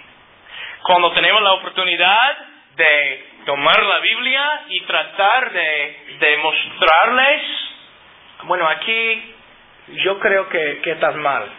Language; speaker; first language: Spanish; non-native, fluent; English